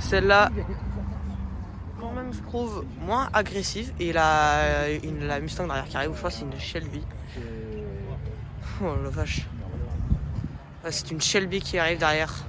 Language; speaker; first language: French; native; French